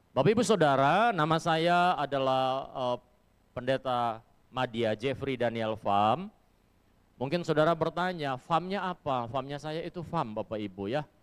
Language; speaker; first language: Indonesian; native; Indonesian